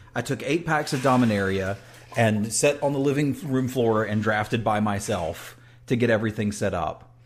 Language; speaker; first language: English; native; English